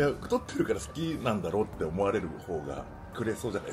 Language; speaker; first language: Japanese; native; Japanese